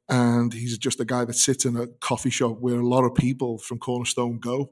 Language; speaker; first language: English; native; English